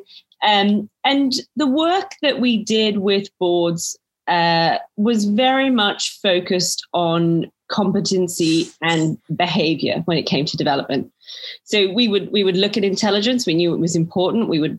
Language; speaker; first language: English; native; English